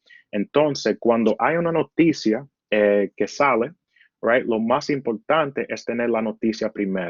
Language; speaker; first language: Spanish; early bilingual, heritage; Spanish